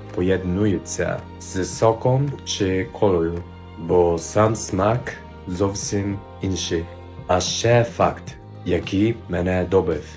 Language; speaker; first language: Ukrainian; non-native, fluent; Japanese